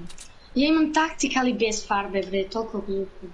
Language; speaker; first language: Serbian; early bilingual, heritage; Serbian